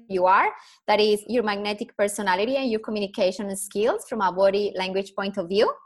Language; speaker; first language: English; non-native, fluent; Spanish